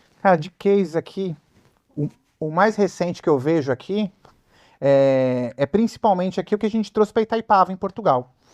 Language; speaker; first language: Portuguese; native; Portuguese